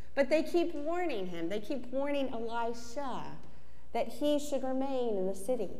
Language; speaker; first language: English; native; English